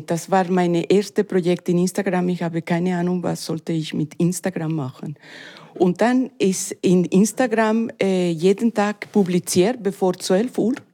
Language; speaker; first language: German; non-native, learner; Spanish